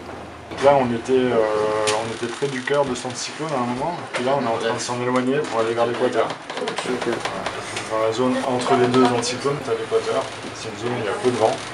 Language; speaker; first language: French; native; French